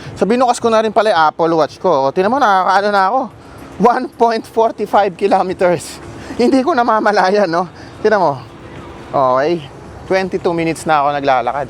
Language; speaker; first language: Filipino; native; Filipino